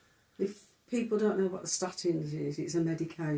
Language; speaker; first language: English; native; English